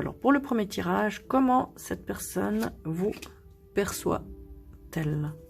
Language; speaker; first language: French; native; French